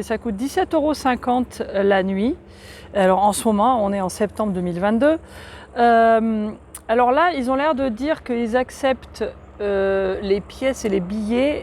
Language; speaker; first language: French; native; French